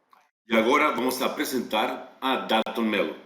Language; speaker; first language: Portuguese; non-native, fluent; Spanish